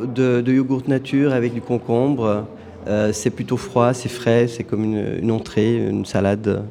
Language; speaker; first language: French; non-native, fluent; Turkish